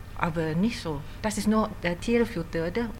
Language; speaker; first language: German; non-native, learner; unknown